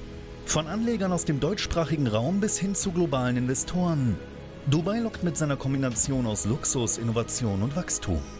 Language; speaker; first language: German; native; German